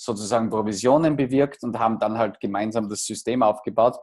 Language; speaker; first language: German; native; German